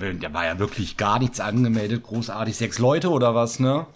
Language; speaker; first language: German; native; German